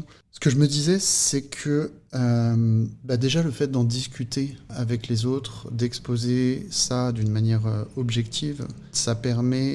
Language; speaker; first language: French; native; French